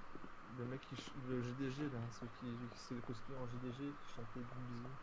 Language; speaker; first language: French; native; French